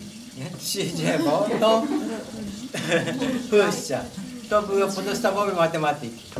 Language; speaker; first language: Polish; non-native, learner; Japanese